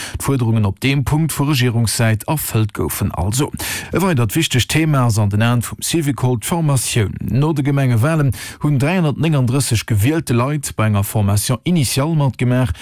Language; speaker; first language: Luxembourgish; native; Luxembourgish